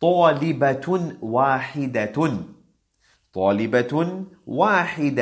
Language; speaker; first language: Arabic; non-native, fluent; English